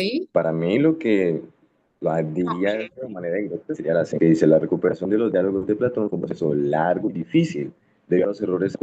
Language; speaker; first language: Spanish; native; Spanish